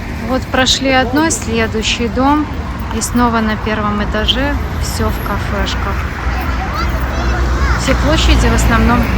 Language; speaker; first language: Russian; native; Russian